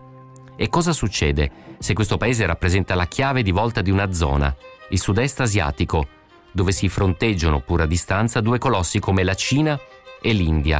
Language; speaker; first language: Italian; native; Italian